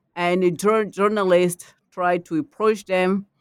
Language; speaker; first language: English; non-native, fluent; Mandingo